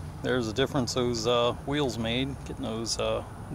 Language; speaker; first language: English; native; English